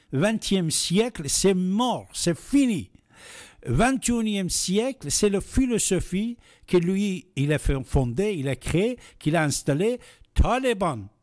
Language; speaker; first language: French; non-native, fluent; Persian